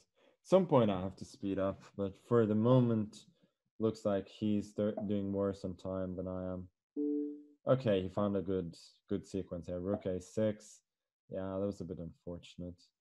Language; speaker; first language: English; non-native, fluent; Norwegian